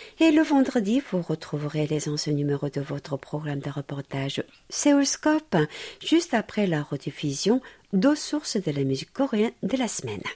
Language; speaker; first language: French; non-native, fluent; Korean